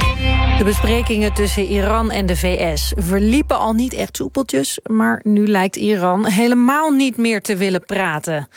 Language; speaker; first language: Dutch; native; Dutch